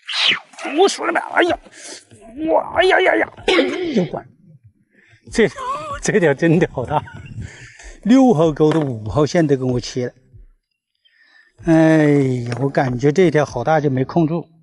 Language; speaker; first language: Chinese; native; Chinese